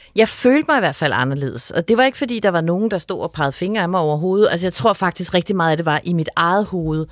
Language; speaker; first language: Danish; native; Danish